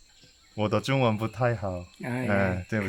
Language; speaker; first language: Chinese; non-native, learner; Korean